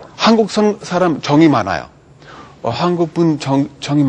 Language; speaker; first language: Korean; non-native, fluent; English